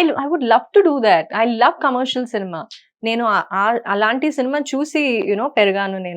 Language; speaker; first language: Telugu; non-native, fluent; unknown